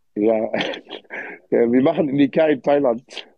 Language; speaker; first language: German; early bilingual, other home language; Arabic